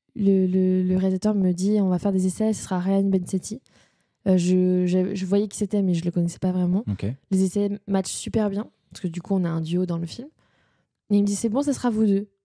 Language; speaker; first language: French; native; French